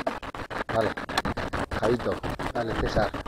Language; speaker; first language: Spanish; native; Spanish